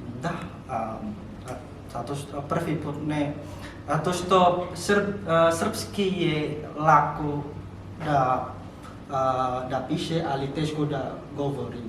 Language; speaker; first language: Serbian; non-native, learner; Indonesian